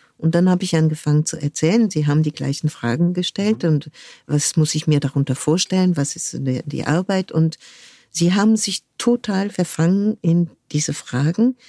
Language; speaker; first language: German; non-native, fluent; French